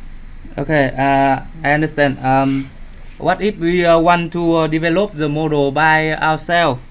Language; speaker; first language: English; non-native, learner; Vietnamese